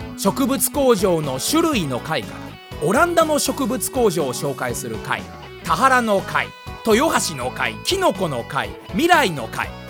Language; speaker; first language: Japanese; native; Japanese